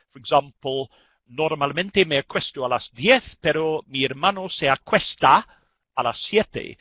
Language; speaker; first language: Spanish; non-native, fluent; English